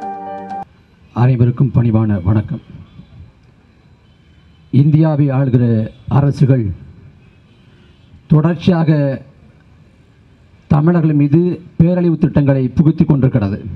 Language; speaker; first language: Tamil; native; Tamil